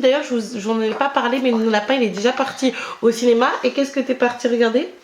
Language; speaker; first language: French; native; French